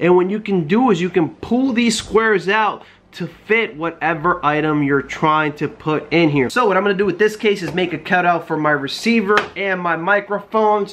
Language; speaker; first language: English; native; English